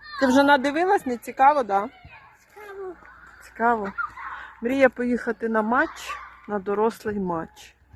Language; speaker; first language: Ukrainian; native; Ukrainian